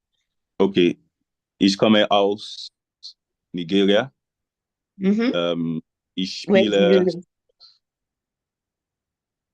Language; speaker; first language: German; non-native, learner; English